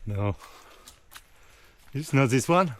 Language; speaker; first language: English; non-native, learner; French